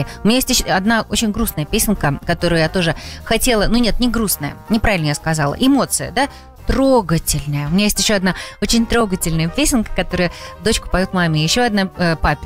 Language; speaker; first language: Russian; native; Russian